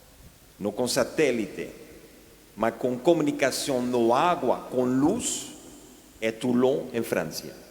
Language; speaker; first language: Portuguese; non-native, fluent; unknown